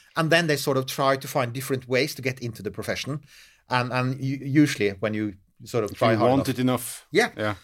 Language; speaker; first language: English; non-native, fluent; French